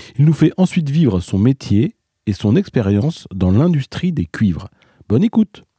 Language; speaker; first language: French; native; French